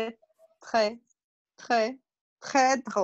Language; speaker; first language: French; non-native, learner; Portuguese